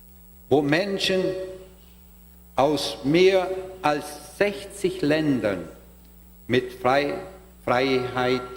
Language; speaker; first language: German; non-native, learner; Portuguese